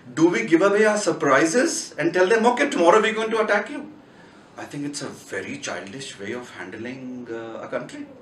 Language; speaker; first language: Hindi; native; Hindi